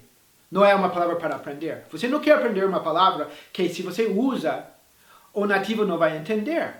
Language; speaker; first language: Portuguese; non-native, fluent; English